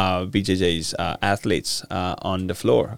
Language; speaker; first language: English; non-native, fluent; Italian